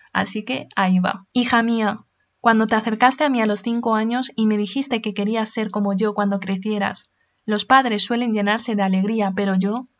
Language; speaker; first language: Spanish; early bilingual, other home language; Chinese